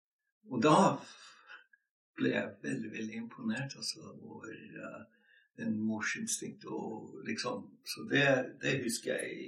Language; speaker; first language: Norwegian; non-native, fluent; English